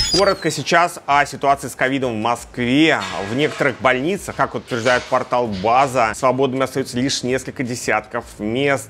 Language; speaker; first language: Russian; native; Russian